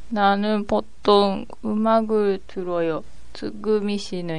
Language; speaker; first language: Korean; non-native, learner; Japanese